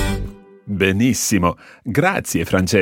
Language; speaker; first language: Italian; non-native, fluent; English